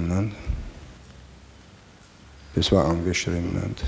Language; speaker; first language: German; native; German